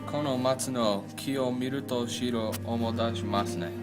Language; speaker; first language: Japanese; non-native, learner; English